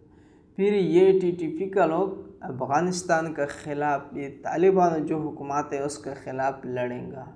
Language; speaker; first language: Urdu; non-native, local second language; Pashto